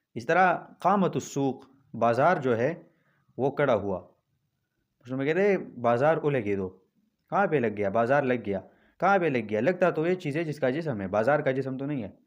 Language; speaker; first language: Urdu; non-native, local second language; Pashto